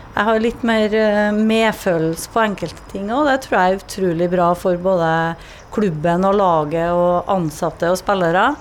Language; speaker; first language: Norwegian; native; Norwegian